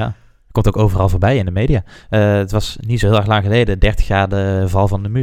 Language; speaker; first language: Dutch; native; Dutch